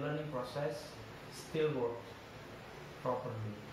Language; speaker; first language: English; non-native, learner; Indonesian